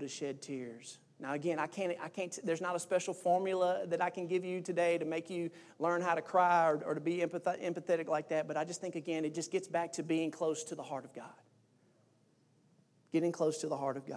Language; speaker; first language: English; native; English